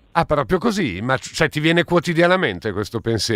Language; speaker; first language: Italian; native; Italian